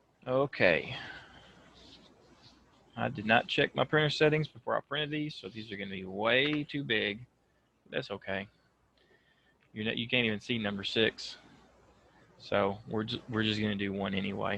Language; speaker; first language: English; native; English